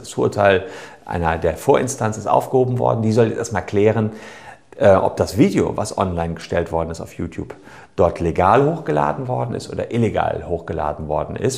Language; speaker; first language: German; native; German